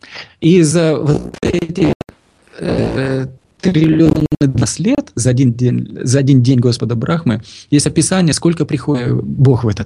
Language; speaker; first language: Russian; native; Russian